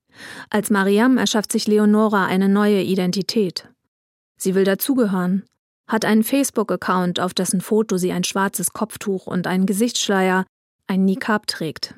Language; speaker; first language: German; native; German